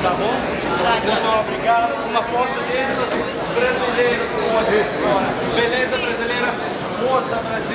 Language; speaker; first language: Portuguese; non-native, learner; Spanish